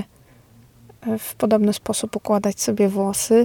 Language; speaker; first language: Polish; native; Polish